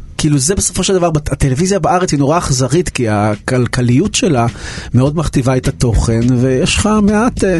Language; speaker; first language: Hebrew; native; Hebrew